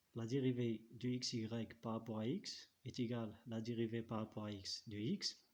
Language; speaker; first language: French; non-native, local second language; Arabic